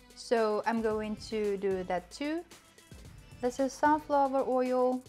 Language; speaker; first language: English; non-native, fluent; Chinese